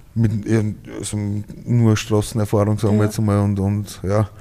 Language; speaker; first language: German; native; German